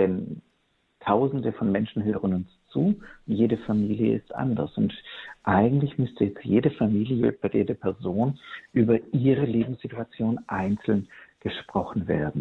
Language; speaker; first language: German; native; German